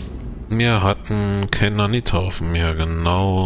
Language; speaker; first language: German; native; German